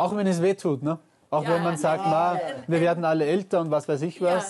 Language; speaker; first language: German; native; German